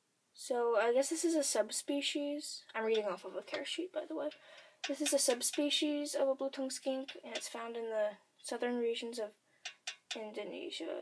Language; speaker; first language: English; native; English